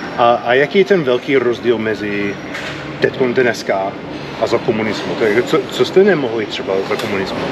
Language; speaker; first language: Czech; non-native, fluent; English